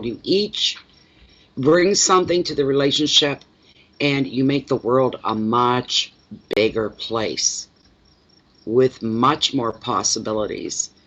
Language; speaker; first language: English; native; English